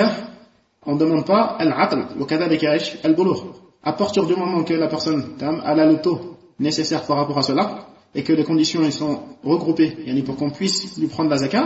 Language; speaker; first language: French; native; French